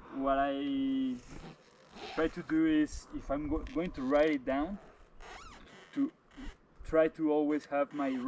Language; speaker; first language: English; non-native, fluent; Spanish